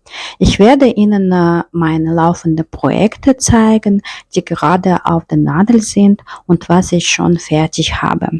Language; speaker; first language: German; non-native, fluent; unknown